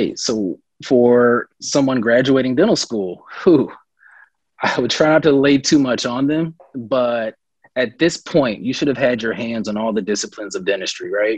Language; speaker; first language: English; native; English